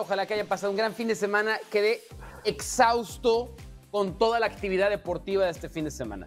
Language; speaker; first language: Spanish; native; Spanish